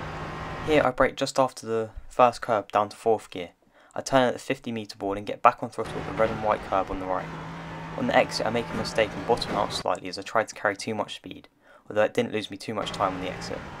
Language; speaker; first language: English; native; English